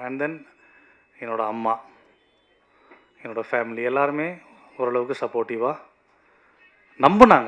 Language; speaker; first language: Tamil; native; Tamil